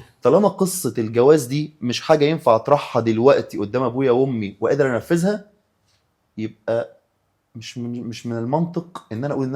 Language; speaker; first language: Arabic; native; Arabic